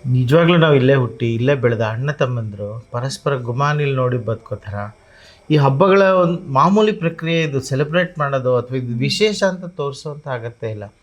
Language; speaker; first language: Kannada; native; Kannada